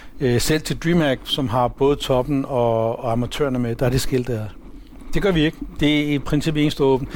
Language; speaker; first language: Danish; early bilingual, other home language; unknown